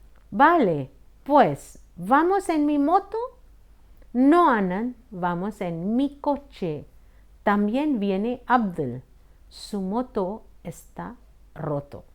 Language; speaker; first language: Spanish; non-native, fluent; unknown